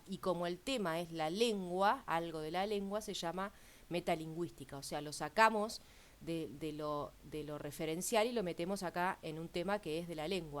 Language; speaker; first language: Spanish; native; Spanish